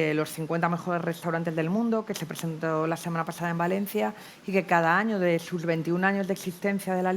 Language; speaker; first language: Spanish; native; Spanish